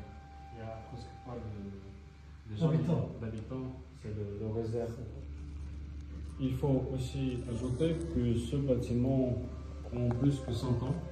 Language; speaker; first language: French; non-native, fluent; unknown